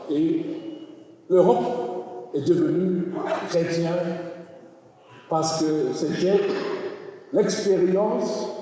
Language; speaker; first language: French; non-native, learner; German